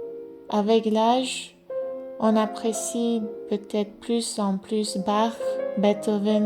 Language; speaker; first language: French; non-native, fluent; English